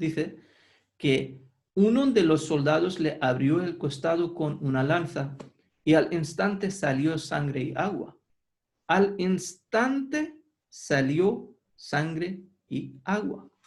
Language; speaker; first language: Spanish; non-native, fluent; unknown